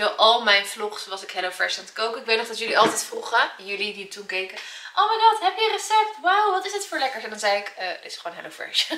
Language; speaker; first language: Dutch; native; Dutch